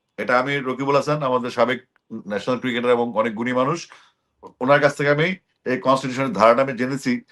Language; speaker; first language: Bangla; native; Bangla